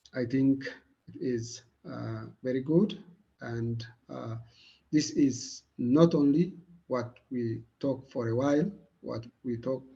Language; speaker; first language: English; non-native, local second language; Amharic